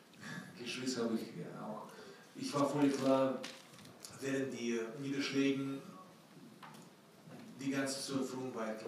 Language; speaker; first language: German; non-native, fluent; Ukrainian